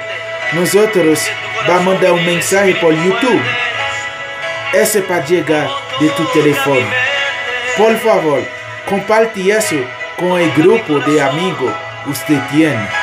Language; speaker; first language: Spanish; non-native, learner; Haitian Creole